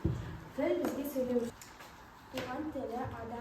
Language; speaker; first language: Kazakh; non-native, local second language; Uzbek